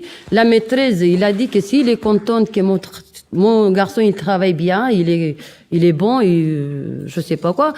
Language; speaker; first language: French; non-native, learner; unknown